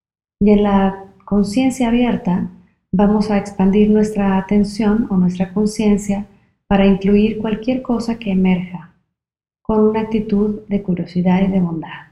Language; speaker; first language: Spanish; native; Spanish